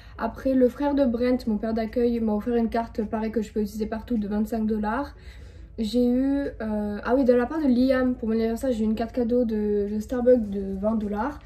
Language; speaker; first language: French; native; French